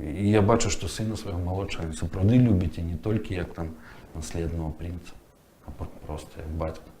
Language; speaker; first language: Belarusian; native; Belarusian